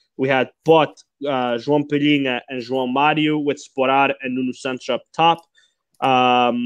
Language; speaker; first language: English; early bilingual, other home language; Portuguese